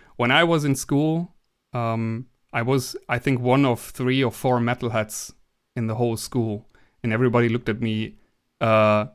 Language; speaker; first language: English; non-native, fluent; German